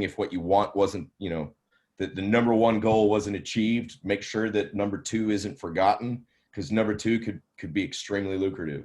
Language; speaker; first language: English; native; English